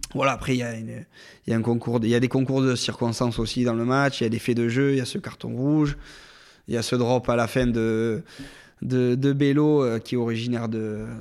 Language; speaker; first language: French; native; French